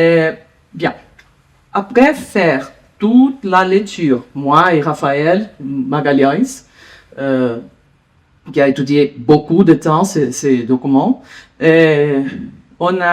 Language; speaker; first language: French; non-native, learner; Portuguese